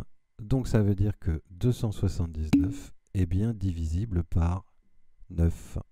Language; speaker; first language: French; native; French